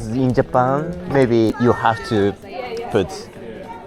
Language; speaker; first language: English; non-native, learner; Japanese